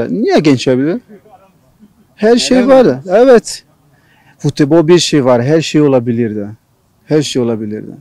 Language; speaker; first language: Turkish; non-native, learner; Portuguese